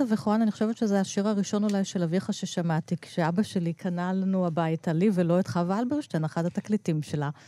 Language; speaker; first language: Hebrew; native; Hebrew